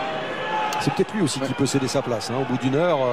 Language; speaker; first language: French; native; French